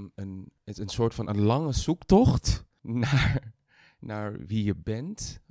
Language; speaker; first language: Dutch; early bilingual, other home language; Thai